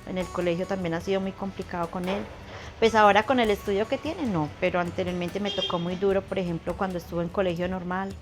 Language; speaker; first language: Spanish; native; Spanish